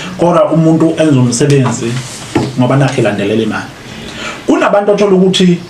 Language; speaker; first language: Zulu; native; Zulu